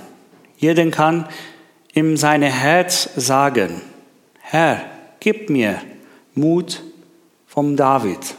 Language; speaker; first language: German; non-native, learner; Persian